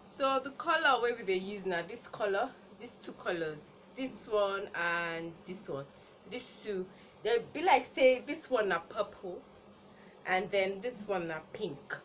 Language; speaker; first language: Nigerian Pidgin; non-native, local second language; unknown